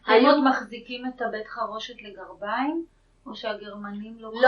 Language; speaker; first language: Hebrew; native; Hebrew